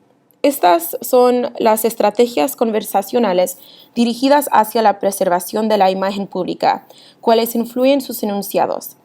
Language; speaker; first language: Spanish; early bilingual, heritage; Spanish